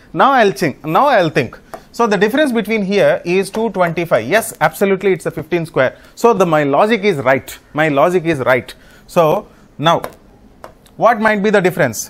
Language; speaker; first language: English; non-native, local second language; Telugu